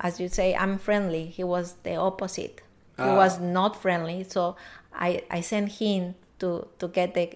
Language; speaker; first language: English; non-native, learner; Spanish